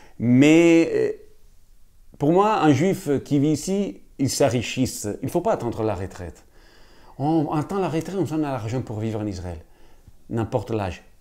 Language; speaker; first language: French; non-native, fluent; Italian